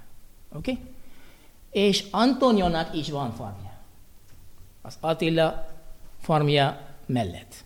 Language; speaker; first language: Hungarian; non-native, learner; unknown